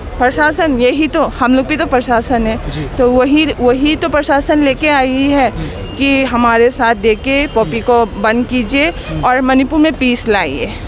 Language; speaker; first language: Hindi; non-native, local second language; Manipuri